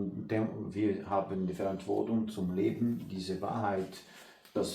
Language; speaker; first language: German; non-native, learner; Portuguese